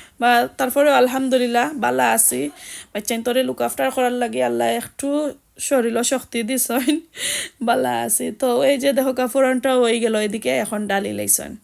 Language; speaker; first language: Bangla; native; Bangla